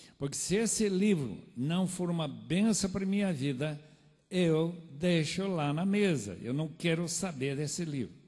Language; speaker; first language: Portuguese; non-native, fluent; English